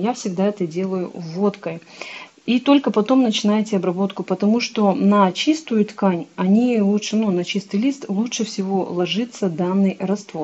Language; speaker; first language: Russian; native; Russian